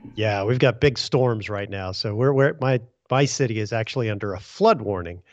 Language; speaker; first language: English; early bilingual, other home language; Hindi